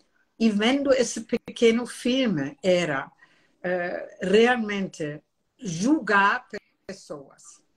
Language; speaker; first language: Portuguese; non-native, fluent; German